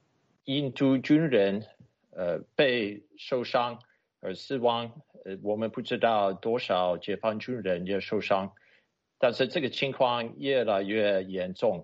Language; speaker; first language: Chinese; non-native, fluent; English